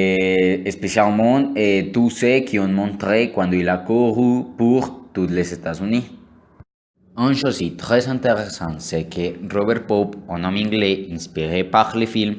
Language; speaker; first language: French; non-native, learner; Spanish